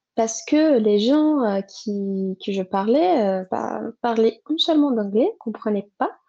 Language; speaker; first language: French; non-native, fluent; Portuguese